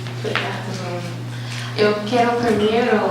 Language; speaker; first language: Portuguese; non-native, fluent; English